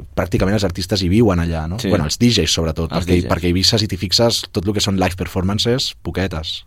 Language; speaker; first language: Catalan; native; Catalan